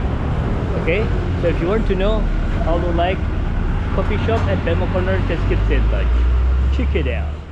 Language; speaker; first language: English; non-native, learner; Indonesian